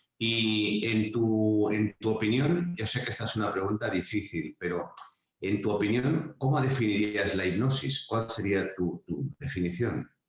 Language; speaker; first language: Spanish; native; Spanish